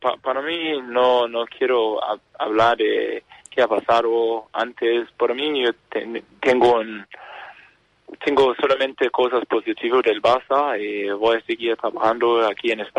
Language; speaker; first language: Spanish; non-native, learner; Danish